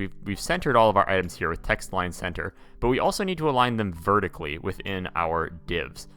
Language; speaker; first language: English; native; English